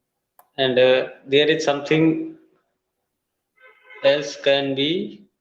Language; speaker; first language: English; non-native, fluent; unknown